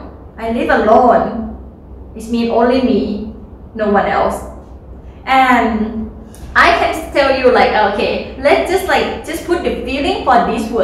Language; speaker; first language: English; non-native, learner; Thai